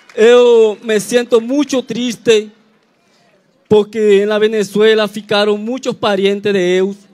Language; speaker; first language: Portuguese; non-native, learner; Spanish